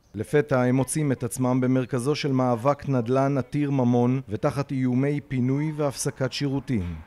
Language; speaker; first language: Hebrew; native; Hebrew